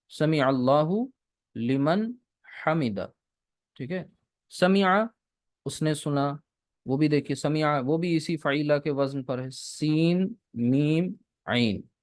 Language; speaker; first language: Urdu; native; Urdu